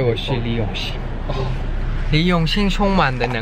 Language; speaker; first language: Chinese; non-native, learner; Thai